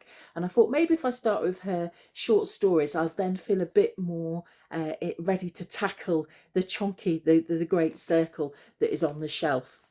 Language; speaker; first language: English; native; English